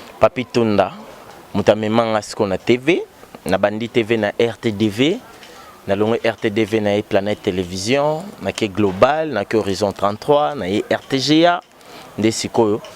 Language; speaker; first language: Lingala; native; Lingala